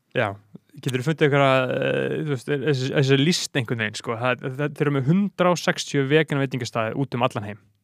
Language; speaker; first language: Icelandic; native; Icelandic